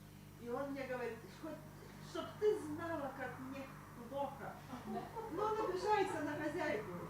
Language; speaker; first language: Russian; non-native, local second language; Lithuanian